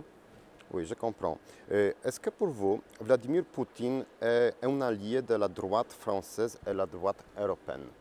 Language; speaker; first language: French; non-native, learner; Polish